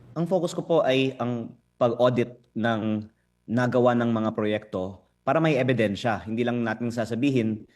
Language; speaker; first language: Filipino; native; Filipino